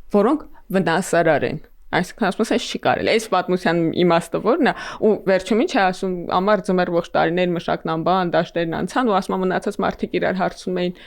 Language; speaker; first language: Armenian; native; Armenian